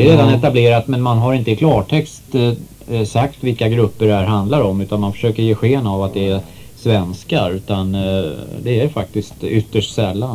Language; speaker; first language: Swedish; native; Swedish